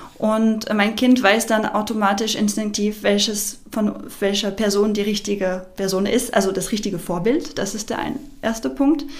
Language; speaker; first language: German; non-native, fluent; French